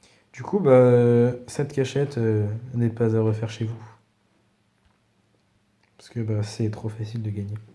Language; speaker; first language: French; native; French